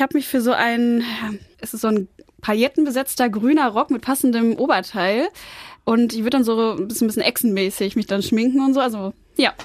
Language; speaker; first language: German; native; German